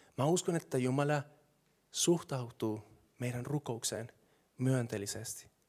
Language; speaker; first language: Finnish; non-native, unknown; Spanish